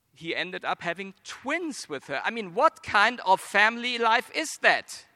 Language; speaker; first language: English; non-native, fluent; German